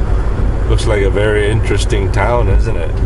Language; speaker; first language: English; native; English